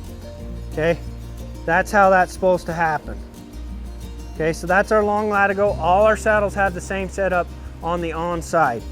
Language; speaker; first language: English; native; English